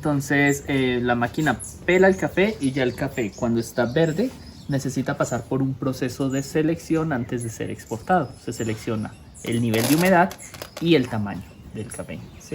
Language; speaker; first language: Spanish; native; Spanish